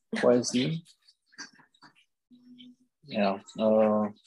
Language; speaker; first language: German; non-native, learner; Czech